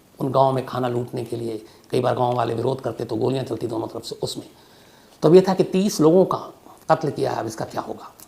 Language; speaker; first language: Hindi; native; Hindi